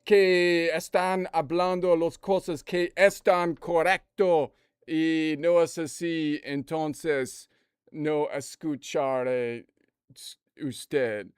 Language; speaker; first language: Spanish; non-native, learner; English